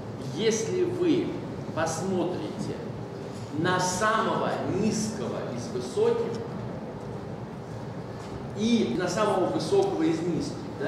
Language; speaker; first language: Russian; native; Russian